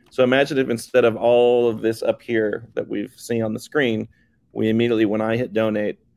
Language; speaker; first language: English; native; English